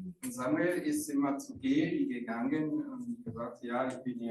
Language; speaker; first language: German; non-native, fluent; Rundi